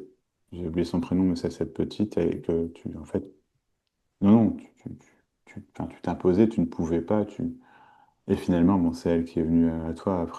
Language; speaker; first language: French; native; French